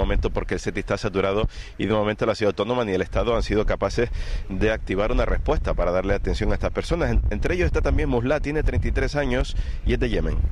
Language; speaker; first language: Spanish; native; Spanish